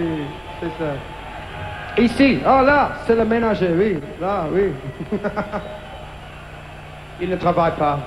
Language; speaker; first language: French; non-native, learner; English